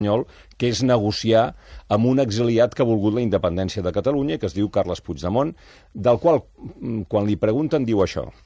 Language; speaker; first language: Catalan; native; Catalan